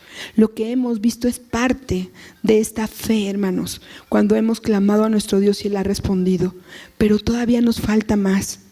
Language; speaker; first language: Spanish; native; Spanish